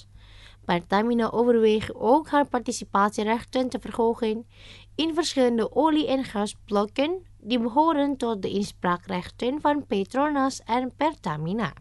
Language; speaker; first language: Dutch; non-native, learner; Indonesian